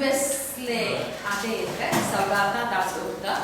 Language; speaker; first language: Tamil; non-native, learner; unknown